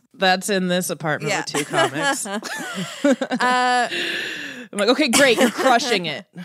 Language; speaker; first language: English; early bilingual, other home language; Persian